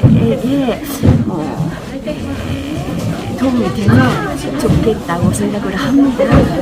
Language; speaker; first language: Korean; non-native, learner; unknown